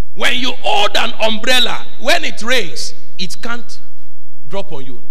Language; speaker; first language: English; non-native, local second language; Yoruba